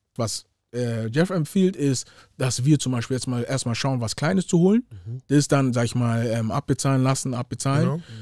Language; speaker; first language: German; early bilingual, other home language; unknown